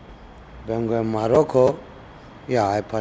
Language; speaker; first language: Spanish; non-native, learner; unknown